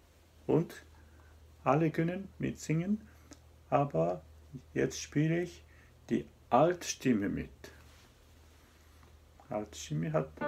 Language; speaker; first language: German; non-native, fluent; Japanese